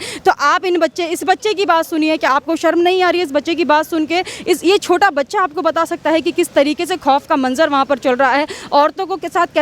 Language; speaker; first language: Hindi; native; Hindi